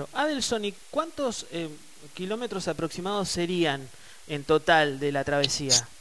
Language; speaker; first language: Spanish; native; Spanish